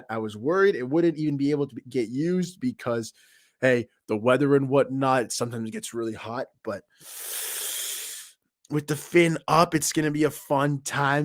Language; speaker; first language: English; native; English